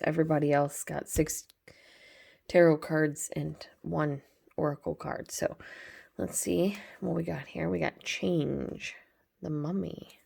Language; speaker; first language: English; native; English